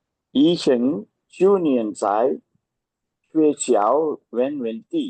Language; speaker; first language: Chinese; non-native, learner; Tamil